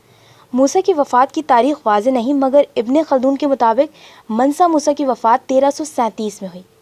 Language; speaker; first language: Urdu; native; Urdu